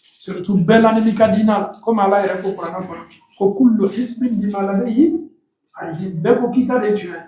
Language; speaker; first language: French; non-native, local second language; Bambara